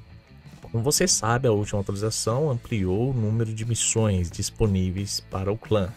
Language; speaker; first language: Portuguese; native; Portuguese